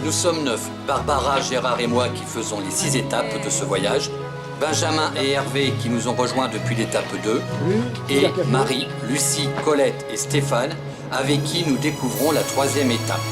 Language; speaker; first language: French; native; French